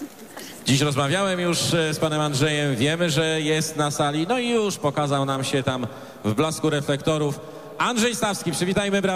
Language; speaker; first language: Polish; native; Polish